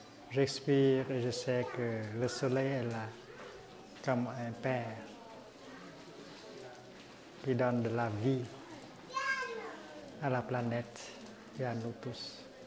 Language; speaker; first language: French; non-native, fluent; Vietnamese